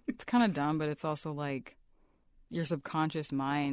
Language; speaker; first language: English; native; English